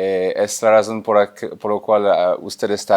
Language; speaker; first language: Spanish; non-native, fluent; French